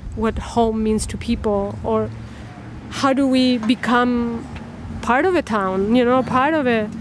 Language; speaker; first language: English; non-native, fluent; Spanish